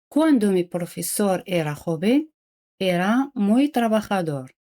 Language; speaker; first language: Spanish; non-native, fluent; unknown